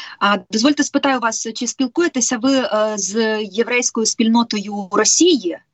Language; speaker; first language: Ukrainian; native; Ukrainian